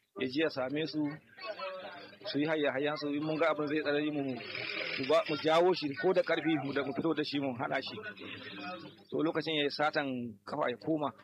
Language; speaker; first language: Hausa; native; Hausa